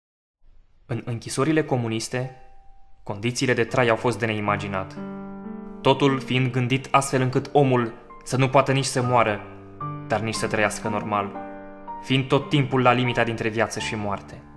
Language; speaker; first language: Romanian; native; Romanian